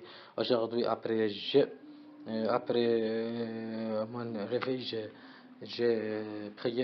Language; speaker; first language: French; non-native, learner; Arabic